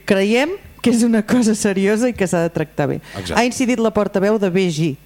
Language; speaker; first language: Catalan; native; Catalan